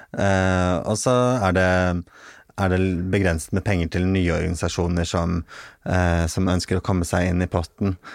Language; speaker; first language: Norwegian; early bilingual, other home language; Arabic